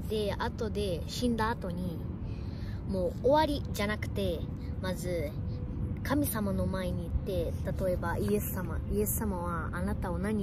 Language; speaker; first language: Japanese; early bilingual, other home language; Portuguese